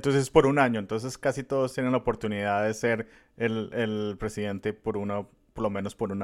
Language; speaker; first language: Spanish; native; Spanish